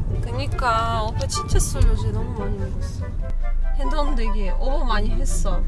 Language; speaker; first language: Korean; non-native, fluent; Russian